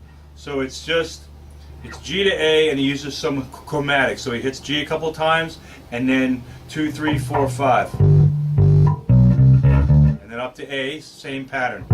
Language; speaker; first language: English; native; English